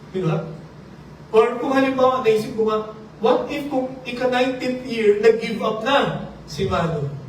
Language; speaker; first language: Filipino; non-native, local second language; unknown